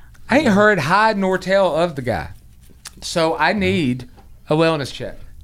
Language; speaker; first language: English; native; English